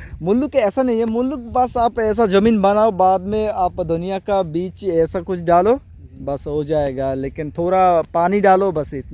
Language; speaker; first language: Hindi; non-native, learner; Bangla